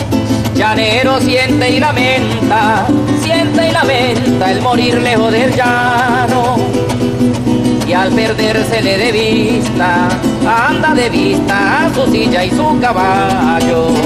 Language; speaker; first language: Spanish; native; Spanish